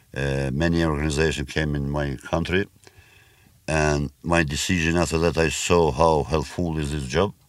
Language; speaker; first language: English; non-native, learner; Albanian